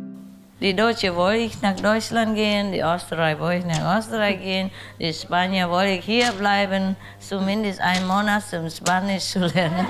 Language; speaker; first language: German; non-native, learner; Vietnamese